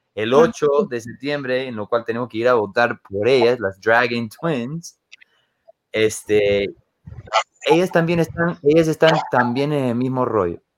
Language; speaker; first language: Spanish; non-native, fluent; English